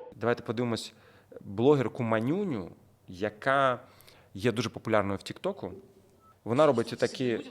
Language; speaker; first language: Ukrainian; non-native, local second language; Russian